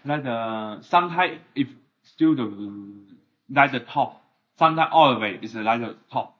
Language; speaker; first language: English; non-native, learner; Chinese